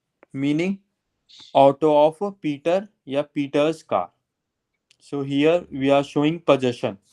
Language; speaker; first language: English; non-native, local second language; Hindi